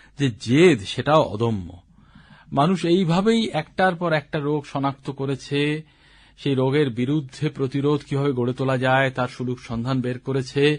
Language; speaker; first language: Bangla; native; Bangla